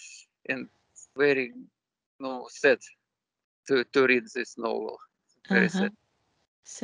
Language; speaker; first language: English; non-native, learner; Russian